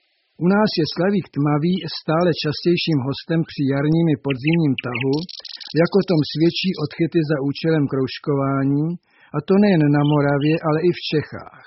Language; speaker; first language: Czech; native; Czech